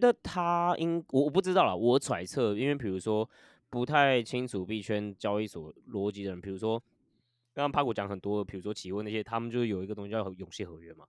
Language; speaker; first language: Chinese; native; Chinese